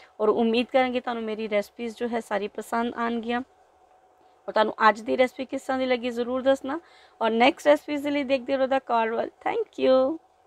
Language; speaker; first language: Hindi; non-native, local second language; Punjabi